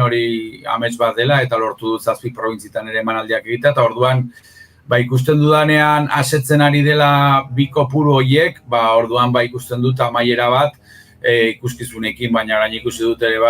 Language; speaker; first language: Basque; native; Basque